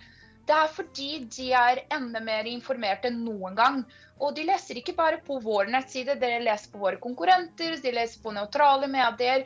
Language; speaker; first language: Norwegian; non-native, fluent; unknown